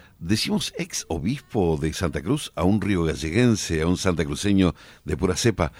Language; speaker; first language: Spanish; native; Spanish